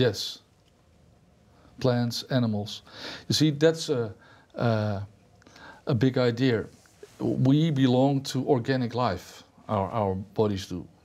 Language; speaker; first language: English; non-native, fluent; Dutch